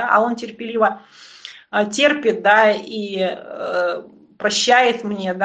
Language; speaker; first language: Russian; native; Russian